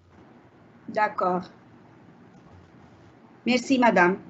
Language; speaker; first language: French; non-native, learner; Arabic